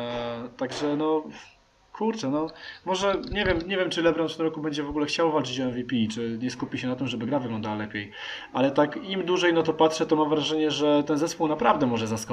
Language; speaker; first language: Polish; native; Polish